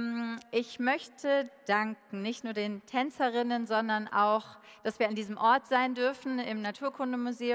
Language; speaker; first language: German; native; German